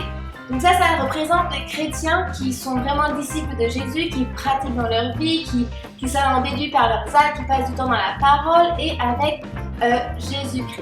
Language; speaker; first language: French; native; French